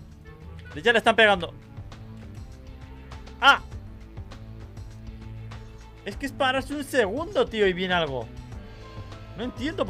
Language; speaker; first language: Spanish; native; Spanish